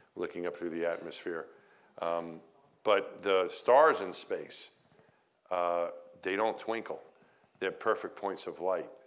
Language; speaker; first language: English; native; English